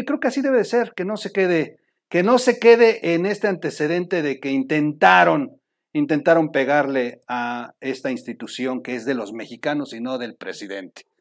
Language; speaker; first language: Spanish; native; Spanish